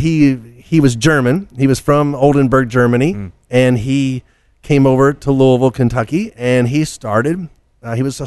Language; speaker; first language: English; native; English